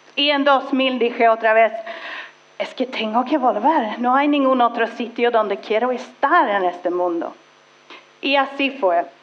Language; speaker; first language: Spanish; non-native, fluent; Swedish